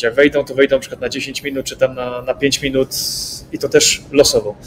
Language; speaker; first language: Polish; native; Polish